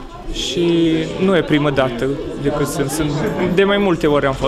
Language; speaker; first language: Romanian; early bilingual, heritage; Romanian